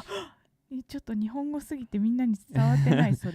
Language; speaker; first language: Japanese; native; Japanese